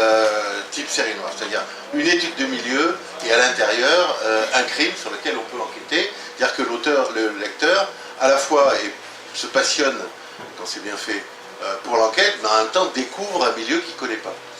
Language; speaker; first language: French; native; French